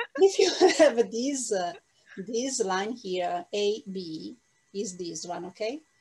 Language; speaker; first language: English; non-native, fluent; Italian